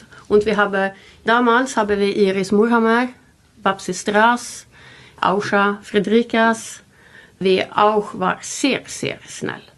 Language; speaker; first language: German; non-native, learner; Swedish